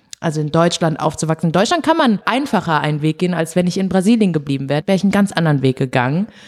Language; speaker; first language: German; early bilingual, other home language; Portuguese